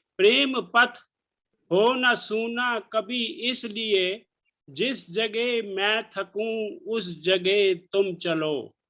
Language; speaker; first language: Hindi; native; Hindi